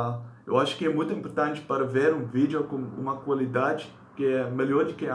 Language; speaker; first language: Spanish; non-native, learner; Dutch